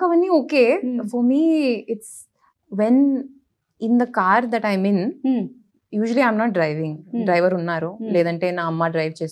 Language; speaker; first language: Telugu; non-native, learner; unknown